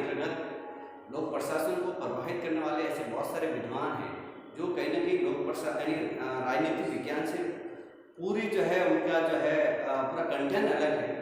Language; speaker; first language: Hindi; native; Hindi